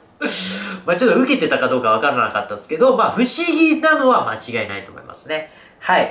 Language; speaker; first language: Japanese; native; Japanese